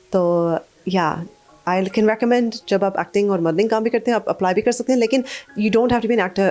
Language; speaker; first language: Hindi; early bilingual, other home language; English